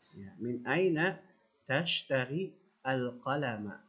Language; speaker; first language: Arabic; non-native, fluent; Indonesian